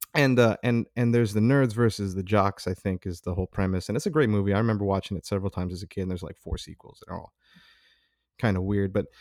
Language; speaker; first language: English; early bilingual, other home language; Filipino